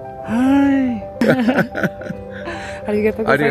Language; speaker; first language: Japanese; non-native, learner; French